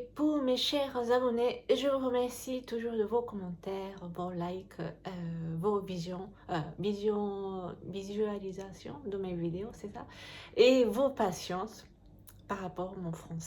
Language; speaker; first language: French; non-native, fluent; Japanese